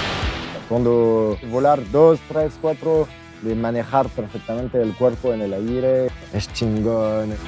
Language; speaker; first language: Spanish; non-native, fluent; French